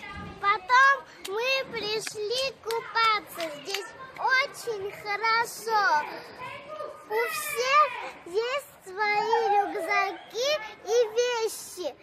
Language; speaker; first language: Russian; non-native, learner; Armenian